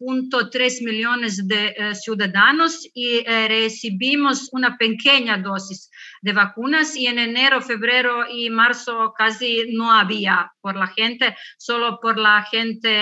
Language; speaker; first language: Spanish; non-native, learner; Croatian